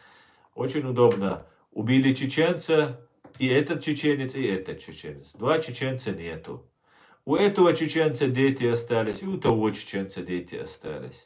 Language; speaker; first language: Russian; non-native, local second language; Chechen